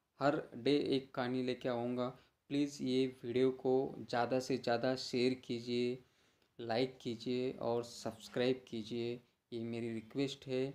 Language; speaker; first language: Hindi; non-native, local second language; Marathi